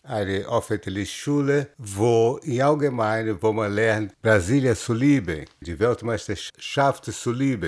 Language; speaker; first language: German; non-native, learner; Portuguese